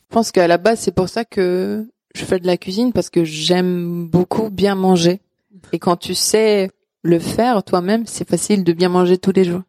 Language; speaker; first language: French; non-native, fluent; Swedish